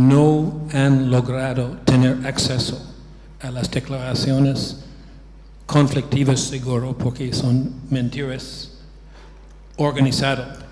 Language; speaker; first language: Spanish; non-native, fluent; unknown